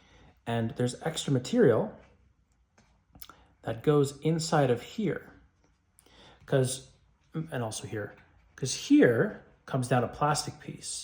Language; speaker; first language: English; native; English